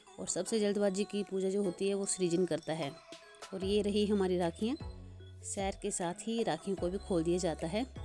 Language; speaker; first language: Hindi; native; Hindi